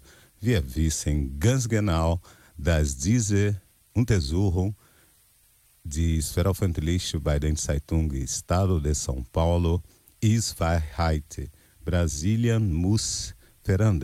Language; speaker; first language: German; non-native, learner; Portuguese